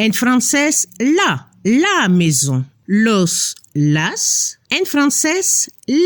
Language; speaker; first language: Spanish; non-native, fluent; French